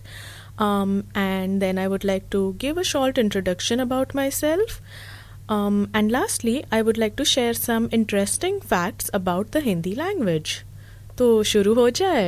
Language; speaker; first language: English; non-native, local second language; Marathi